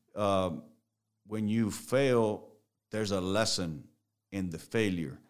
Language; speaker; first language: English; early bilingual, other home language; Spanish